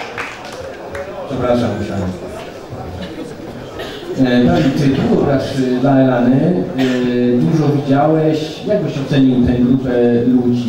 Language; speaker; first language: Polish; native; Polish